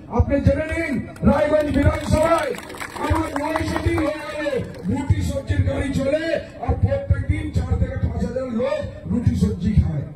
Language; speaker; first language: Bangla; non-native, local second language; Hindi